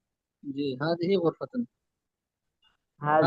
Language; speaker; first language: Arabic; non-native, fluent; Urdu